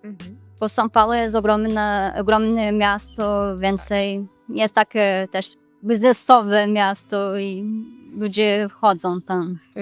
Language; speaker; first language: Polish; non-native, learner; Portuguese